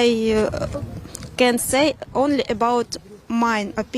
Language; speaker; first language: English; non-native, learner; Russian